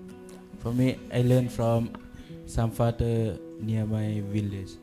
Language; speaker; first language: English; non-native, learner; Thai